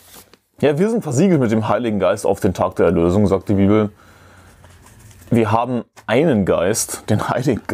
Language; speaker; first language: German; native; German